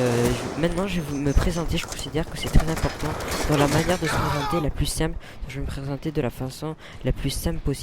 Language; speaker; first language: French; native; French